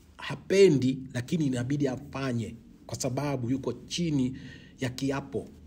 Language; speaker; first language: Swahili; native; Swahili